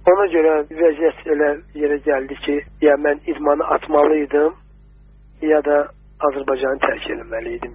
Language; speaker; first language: Azerbaijani; native; Azerbaijani